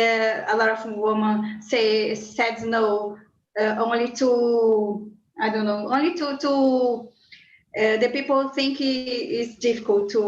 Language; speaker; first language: English; non-native, learner; Portuguese